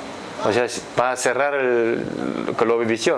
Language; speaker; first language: Spanish; non-native, learner; Korean